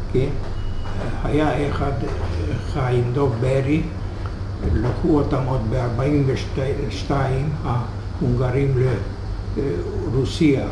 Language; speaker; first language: Hebrew; non-native, fluent; Hungarian